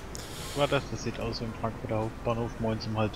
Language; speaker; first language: German; native; German